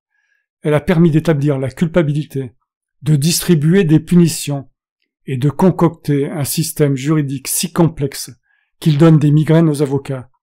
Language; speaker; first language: French; native; French